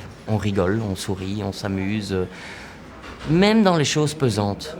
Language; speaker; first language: French; non-native, fluent; Portuguese